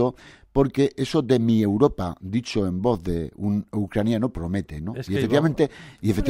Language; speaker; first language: Spanish; native; Spanish